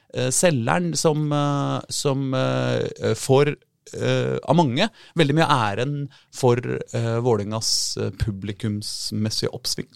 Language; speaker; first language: Norwegian; native; Norwegian